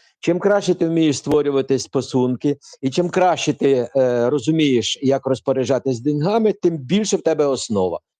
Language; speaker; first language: Ukrainian; non-native, local second language; Russian